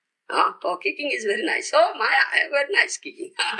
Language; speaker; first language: English; non-native, local second language; Odia